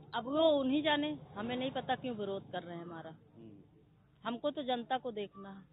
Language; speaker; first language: Hindi; native; Hindi